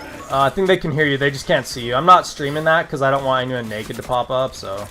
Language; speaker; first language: English; native; English